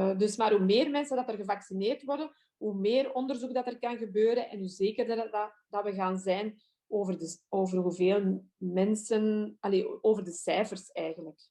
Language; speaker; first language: Dutch; native; Dutch